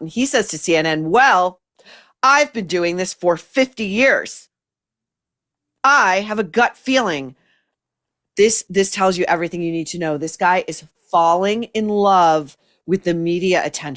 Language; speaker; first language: English; native; English